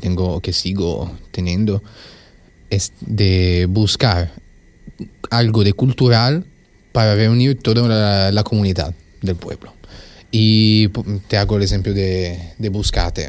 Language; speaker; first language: Spanish; non-native, fluent; Italian